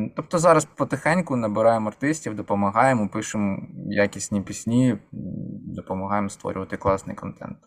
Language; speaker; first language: Ukrainian; native; Ukrainian